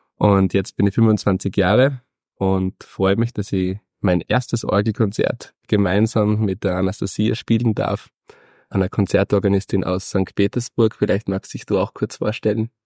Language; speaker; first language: German; native; German